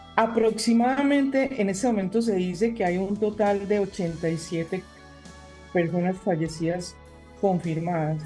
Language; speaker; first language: Spanish; native; Spanish